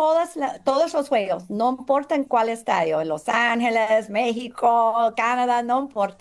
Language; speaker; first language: Spanish; early bilingual, heritage; English